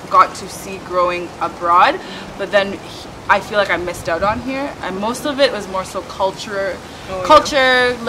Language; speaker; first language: English; native; English